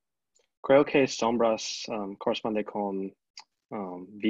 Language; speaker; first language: Spanish; non-native, learner; English